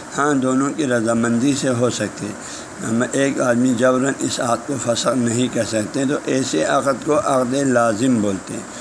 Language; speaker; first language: Urdu; non-native, local second language; Balti